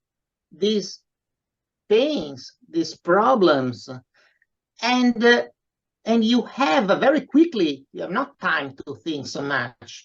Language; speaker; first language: English; non-native, fluent; Italian